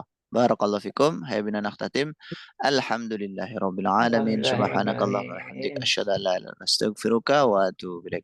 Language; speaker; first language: Arabic; non-native, fluent; Indonesian